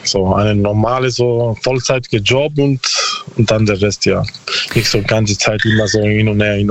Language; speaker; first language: German; non-native, learner; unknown